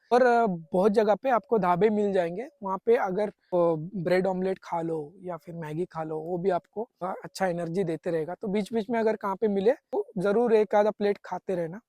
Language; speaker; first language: Hindi; non-native, local second language; Marathi